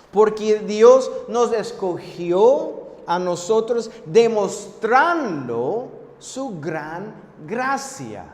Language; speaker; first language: Spanish; non-native, fluent; English